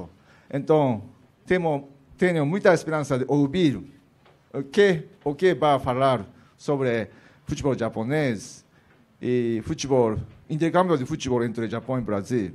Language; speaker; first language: Portuguese; non-native, learner; Japanese